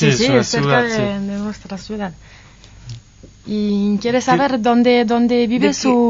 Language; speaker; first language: Spanish; non-native, fluent; French